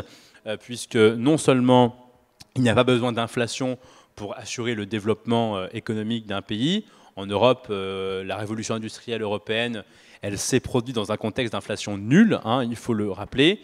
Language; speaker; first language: French; native; French